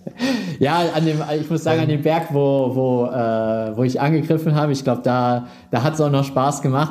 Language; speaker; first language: German; native; German